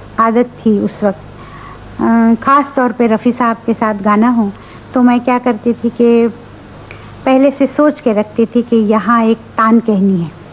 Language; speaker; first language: Hindi; non-native, local second language; Marathi